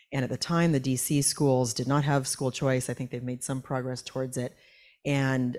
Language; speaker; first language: English; native; English